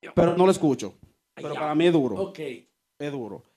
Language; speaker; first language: Spanish; early bilingual, heritage; Spanish